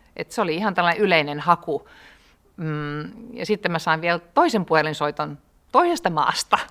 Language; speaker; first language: Finnish; native; Finnish